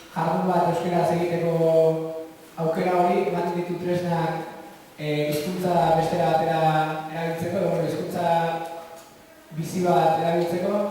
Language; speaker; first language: Basque; native; Basque